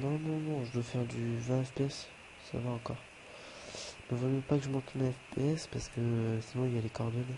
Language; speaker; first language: French; native; French